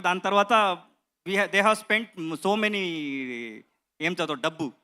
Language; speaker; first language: Telugu; non-native, learner; Kannada